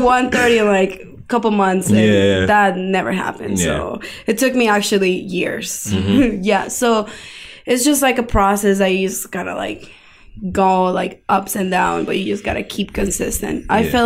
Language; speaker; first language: English; non-native, fluent; Spanish